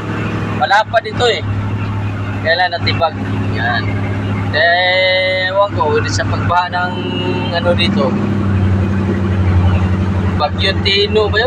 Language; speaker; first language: Filipino; non-native, local second language; Hiligaynon